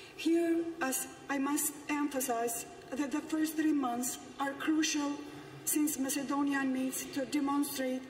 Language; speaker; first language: English; non-native, fluent; Macedonian